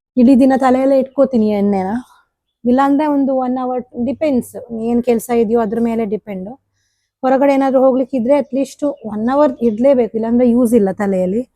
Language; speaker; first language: Kannada; non-native, local second language; Tulu